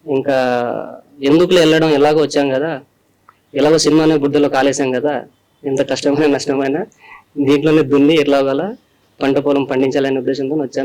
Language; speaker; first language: Telugu; native; Telugu